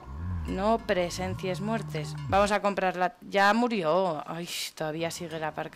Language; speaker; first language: Spanish; native; Spanish